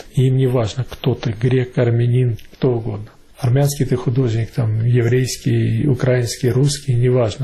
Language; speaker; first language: Russian; native; Russian